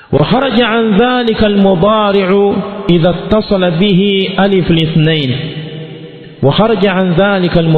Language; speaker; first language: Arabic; non-native, fluent; Swahili